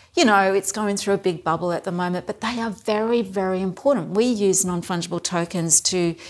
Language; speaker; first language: English; native; English